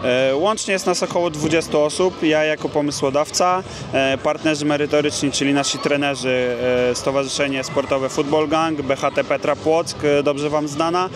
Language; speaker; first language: Polish; native; Polish